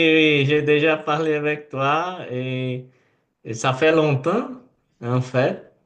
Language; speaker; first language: French; non-native, learner; Portuguese